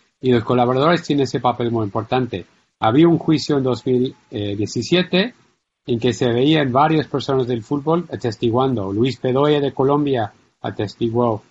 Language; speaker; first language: Spanish; non-native, fluent; English